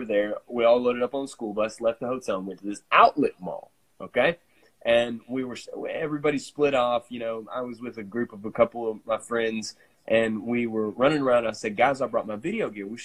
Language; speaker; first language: English; native; English